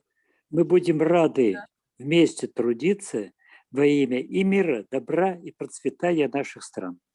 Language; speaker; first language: Russian; native; Russian